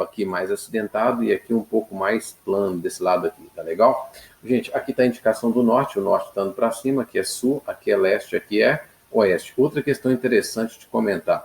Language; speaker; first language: Portuguese; native; Portuguese